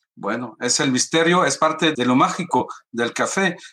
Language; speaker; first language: Spanish; non-native, fluent; French